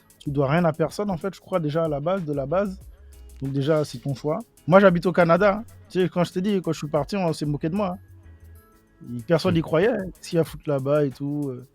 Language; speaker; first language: French; native; French